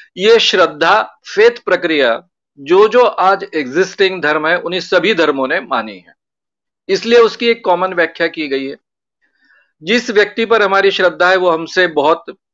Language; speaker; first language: Hindi; non-native, local second language; Marathi